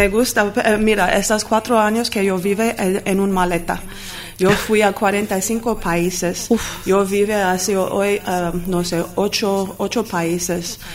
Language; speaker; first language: Spanish; non-native, learner; Armenian